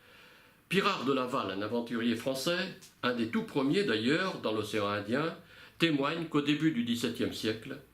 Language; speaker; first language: French; native; French